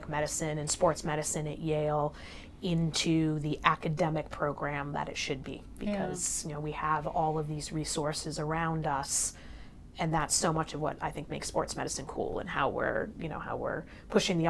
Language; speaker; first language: English; native; English